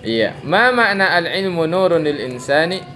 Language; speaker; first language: Arabic; non-native, fluent; Indonesian